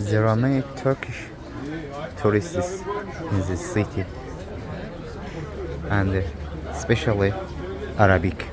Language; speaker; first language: English; non-native, learner; Azerbaijani